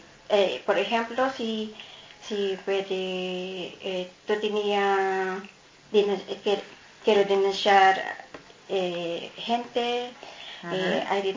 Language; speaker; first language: Spanish; non-native, learner; Filipino